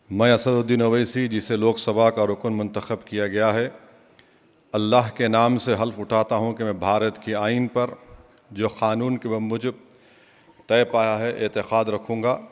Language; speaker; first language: Urdu; native; Urdu